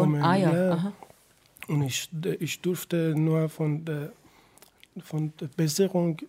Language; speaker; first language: German; non-native, fluent; Persian